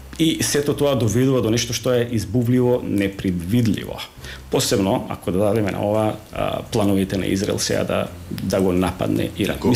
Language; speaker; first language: Macedonian; native; Macedonian